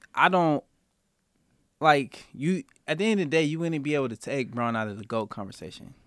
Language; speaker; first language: English; native; English